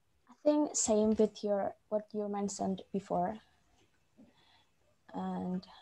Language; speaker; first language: English; non-native, fluent; Indonesian